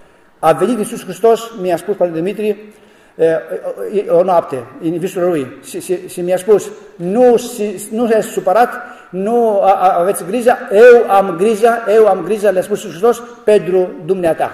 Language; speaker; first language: Romanian; non-native, learner; Greek